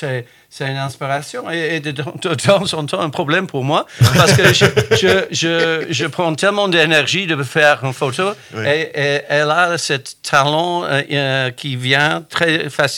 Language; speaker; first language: French; non-native, fluent; English